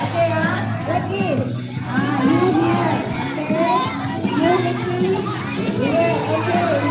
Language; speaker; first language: English; non-native, learner; Indonesian